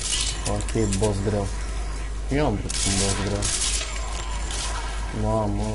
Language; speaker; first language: Romanian; native; Romanian